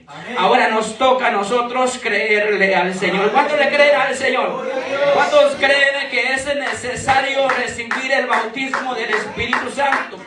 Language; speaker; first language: Spanish; native; Spanish